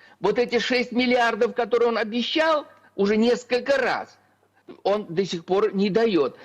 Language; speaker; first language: Russian; native; Russian